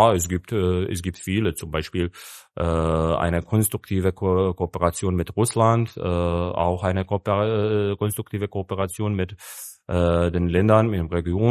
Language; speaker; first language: German; non-native, fluent; Serbian